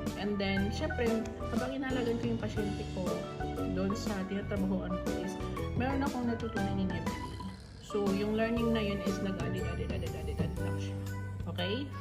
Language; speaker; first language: Filipino; non-native, local second language; Cebuano